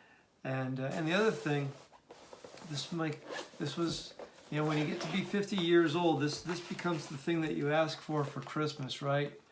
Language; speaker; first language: English; native; English